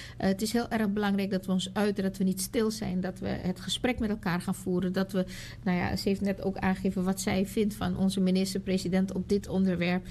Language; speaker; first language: Dutch; native; Dutch